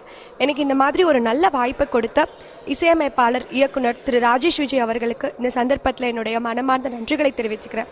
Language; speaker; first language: Tamil; native; Tamil